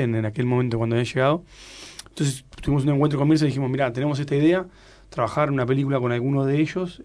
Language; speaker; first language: Spanish; native; Spanish